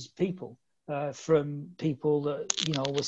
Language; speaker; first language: English; native; English